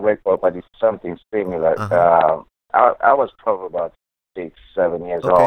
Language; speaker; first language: English; non-native, local second language; North Ndebele